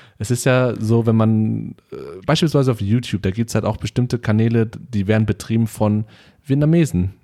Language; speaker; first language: German; native; German